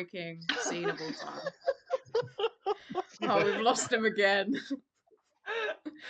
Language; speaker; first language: English; native; English